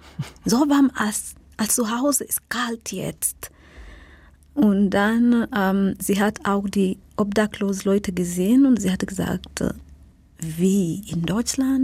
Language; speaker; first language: German; non-native, learner; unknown